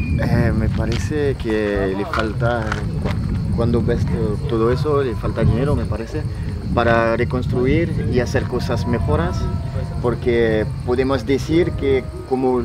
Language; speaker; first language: Spanish; non-native, learner; French